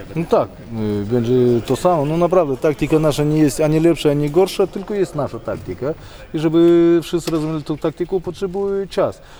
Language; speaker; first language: Polish; non-native, fluent; Russian